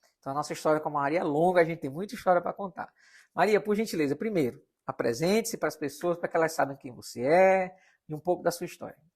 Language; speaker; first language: Portuguese; native; Portuguese